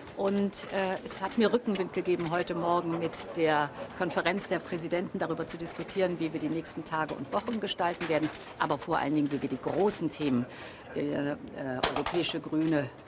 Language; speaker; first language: German; native; German